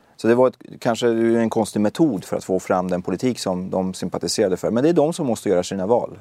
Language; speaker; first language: Swedish; early bilingual, other home language; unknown